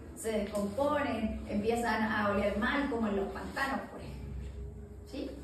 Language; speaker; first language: Spanish; native; Spanish